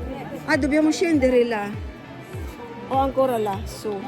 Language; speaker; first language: Italian; non-native, learner; Filipino